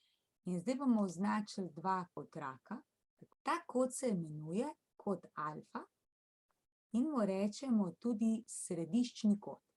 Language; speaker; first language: Slovenian; native; Slovenian